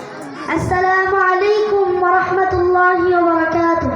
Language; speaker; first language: Arabic; non-native, learner; Bangla